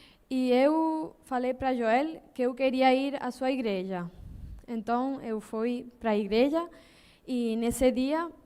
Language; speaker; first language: Portuguese; non-native, learner; Spanish